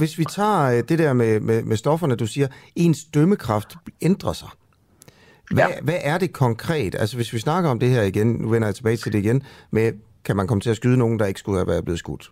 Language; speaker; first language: Danish; native; Danish